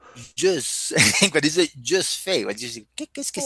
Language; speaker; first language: French; non-native, fluent; Spanish